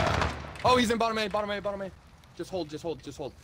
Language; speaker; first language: English; native; English